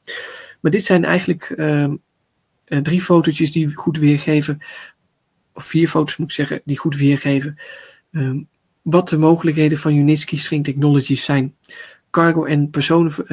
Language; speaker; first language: Dutch; native; Dutch